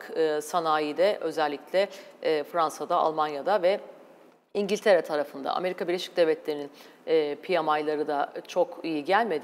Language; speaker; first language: Turkish; native; Turkish